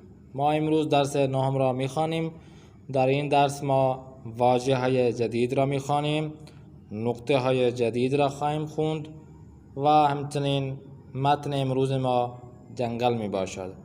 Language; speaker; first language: Persian; non-native, fluent; Urdu